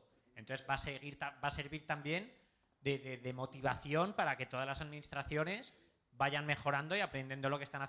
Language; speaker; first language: Spanish; native; Spanish